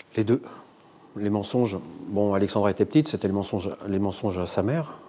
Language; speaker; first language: French; native; French